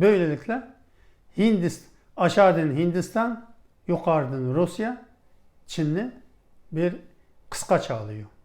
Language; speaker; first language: Turkish; non-native, fluent; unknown